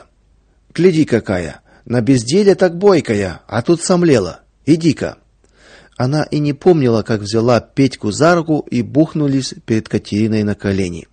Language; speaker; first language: Russian; native; Russian